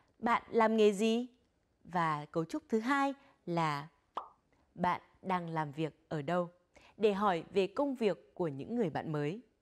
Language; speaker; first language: Vietnamese; native; Vietnamese